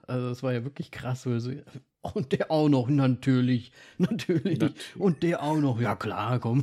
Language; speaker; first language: German; native; German